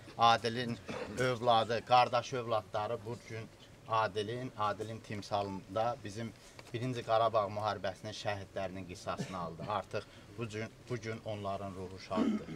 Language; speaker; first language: Azerbaijani; native; Azerbaijani